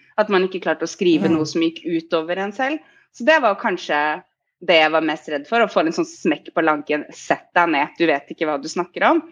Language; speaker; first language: Norwegian; native; Norwegian